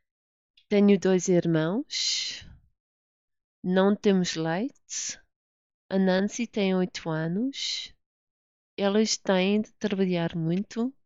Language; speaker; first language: Portuguese; non-native, fluent; English